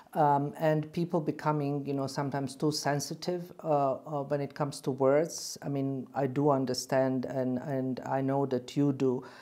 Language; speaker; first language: English; non-native, fluent; Bosnian